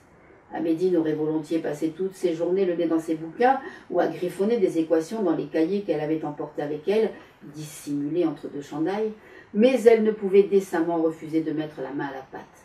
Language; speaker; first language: French; native; French